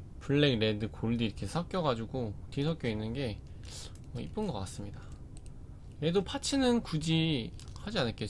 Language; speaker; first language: Korean; native; Korean